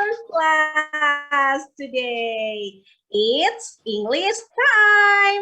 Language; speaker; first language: English; non-native, learner; Indonesian